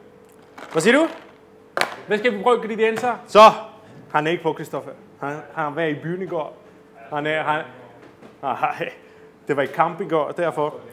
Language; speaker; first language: Danish; non-native, fluent; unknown